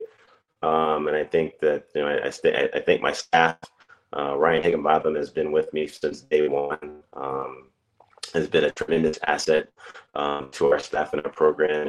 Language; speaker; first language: English; native; English